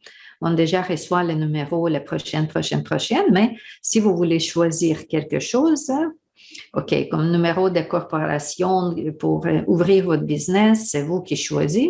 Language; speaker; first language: French; non-native, learner; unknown